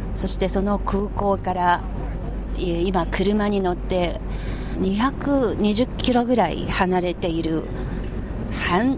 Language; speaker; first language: Japanese; non-native, fluent; Chinese